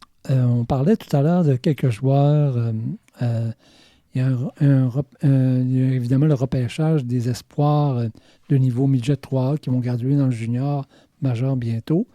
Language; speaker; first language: French; native; French